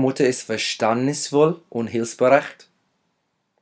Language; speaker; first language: German; non-native, fluent; English